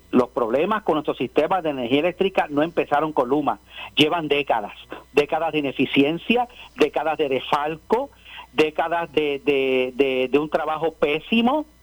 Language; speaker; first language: Spanish; native; Spanish